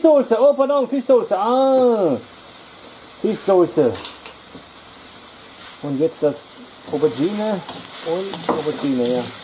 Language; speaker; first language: German; native; German